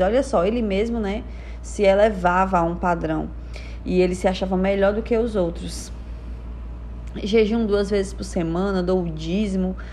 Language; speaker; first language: Portuguese; native; Portuguese